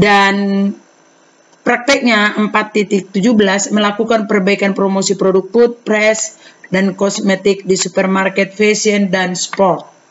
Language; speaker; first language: Indonesian; native; Indonesian